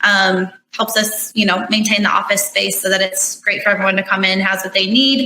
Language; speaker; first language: English; native; English